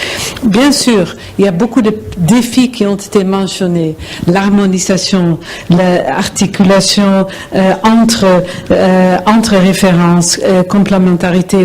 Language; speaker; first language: French; non-native, fluent; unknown